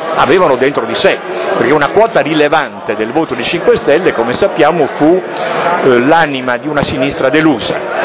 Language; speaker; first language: Italian; native; Italian